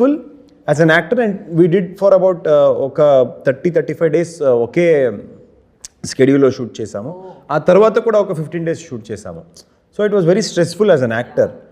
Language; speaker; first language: Telugu; non-native, learner; Kannada